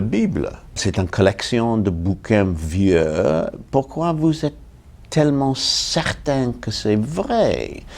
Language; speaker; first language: French; non-native, fluent; English